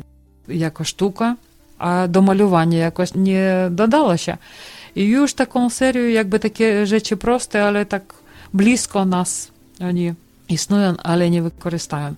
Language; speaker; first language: Polish; non-native, learner; Ukrainian